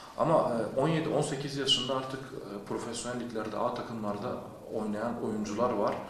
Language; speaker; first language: Turkish; native; Turkish